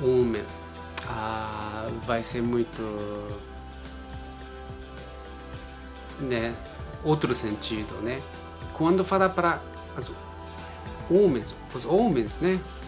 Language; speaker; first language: Portuguese; non-native, learner; Japanese